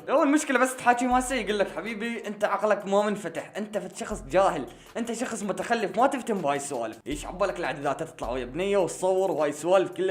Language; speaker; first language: Arabic; native; Arabic